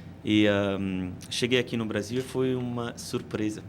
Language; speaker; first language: Portuguese; non-native, fluent; Italian